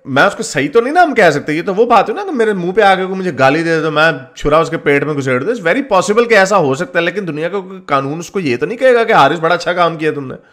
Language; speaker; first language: Urdu; native; Urdu